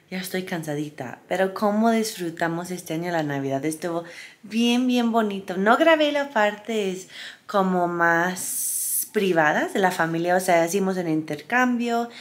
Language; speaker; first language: Spanish; non-native, fluent; English